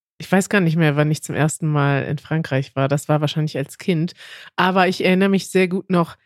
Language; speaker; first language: German; native; German